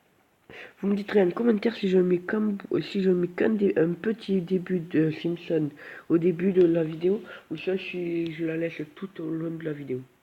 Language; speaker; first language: French; native; French